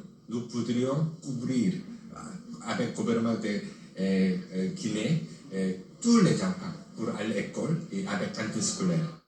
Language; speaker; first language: French; non-native, learner; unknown